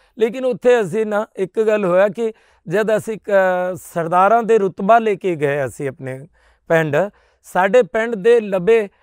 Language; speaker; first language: Punjabi; non-native, local second language; Hindi